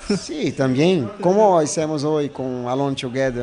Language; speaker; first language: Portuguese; non-native, learner; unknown